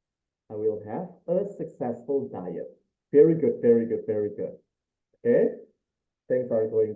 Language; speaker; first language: English; non-native, fluent; Indonesian